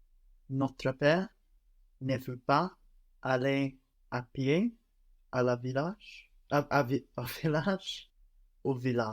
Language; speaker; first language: French; non-native, learner; English